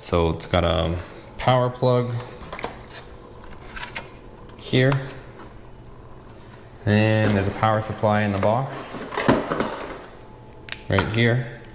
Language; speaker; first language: English; native; English